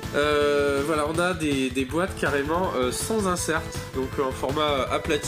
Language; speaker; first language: French; native; French